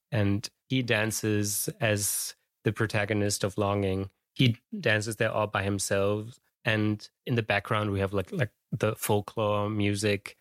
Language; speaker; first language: English; non-native, fluent; German